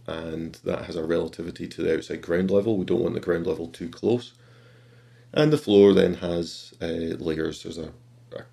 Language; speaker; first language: English; native; English